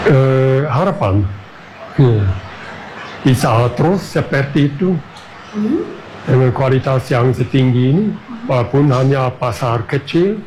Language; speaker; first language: Indonesian; non-native, fluent; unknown